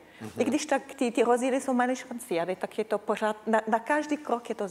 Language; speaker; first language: Czech; non-native, learner; French